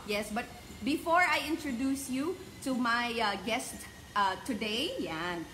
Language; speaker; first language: English; non-native, local second language; Filipino